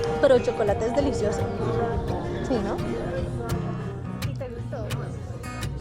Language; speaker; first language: Spanish; native; Spanish